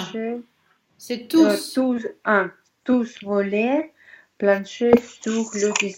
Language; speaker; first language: French; non-native, learner; Russian